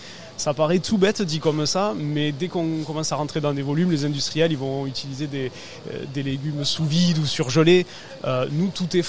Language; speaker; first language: French; native; French